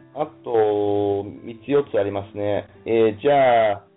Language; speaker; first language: Japanese; non-native, fluent; English